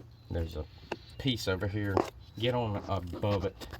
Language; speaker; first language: English; native; English